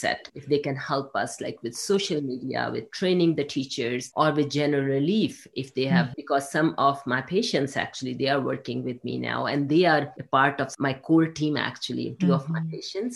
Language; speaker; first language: English; non-native, local second language; Urdu